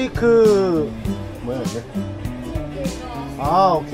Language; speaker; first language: Japanese; non-native, learner; Korean